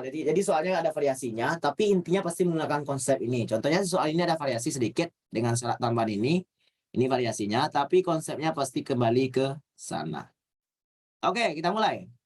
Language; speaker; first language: Indonesian; native; Indonesian